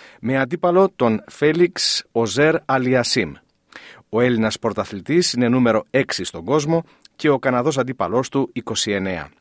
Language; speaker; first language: Greek; native; Greek